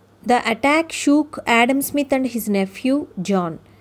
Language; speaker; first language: English; non-native, local second language; Telugu